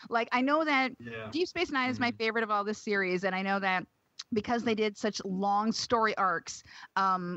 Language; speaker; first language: English; native; English